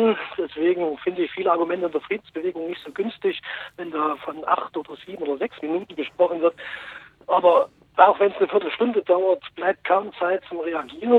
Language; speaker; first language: German; native; German